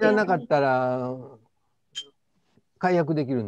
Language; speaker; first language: Japanese; native; Japanese